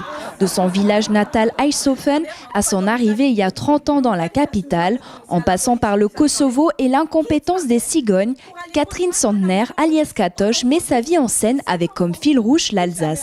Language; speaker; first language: French; native; French